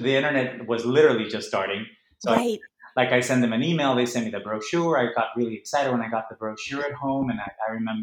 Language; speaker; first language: English; non-native, fluent; Spanish